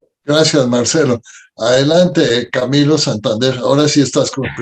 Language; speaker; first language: Spanish; native; Spanish